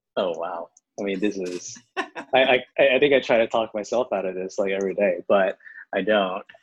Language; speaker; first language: English; early bilingual, other home language; Chinese